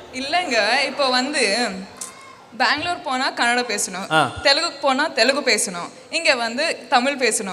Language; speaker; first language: Tamil; non-native, local second language; Kannada